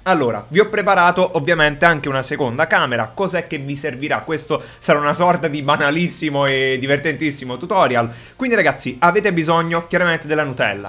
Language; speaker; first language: Italian; native; Italian